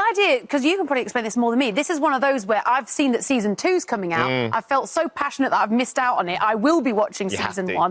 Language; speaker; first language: English; native; English